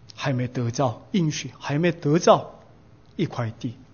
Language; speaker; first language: Chinese; non-native, fluent; Korean